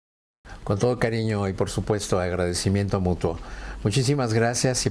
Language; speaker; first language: Spanish; native; Spanish